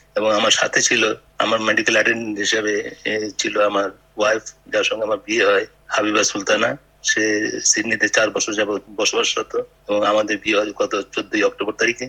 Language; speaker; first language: Bangla; native; Bangla